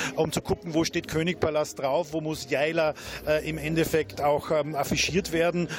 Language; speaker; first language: German; native; German